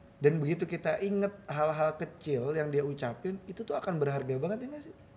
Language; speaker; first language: Indonesian; native; Indonesian